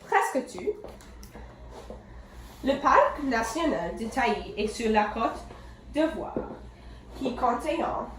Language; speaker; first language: French; non-native, learner; English